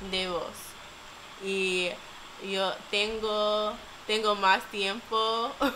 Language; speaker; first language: Spanish; non-native, learner; English